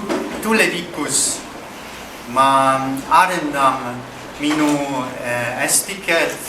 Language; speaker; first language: Estonian; non-native, learner; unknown